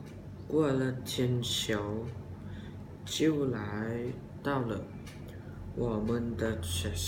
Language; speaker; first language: Chinese; non-native, learner; Thai